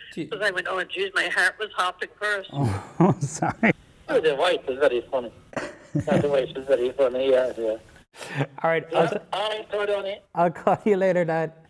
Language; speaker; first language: English; native; English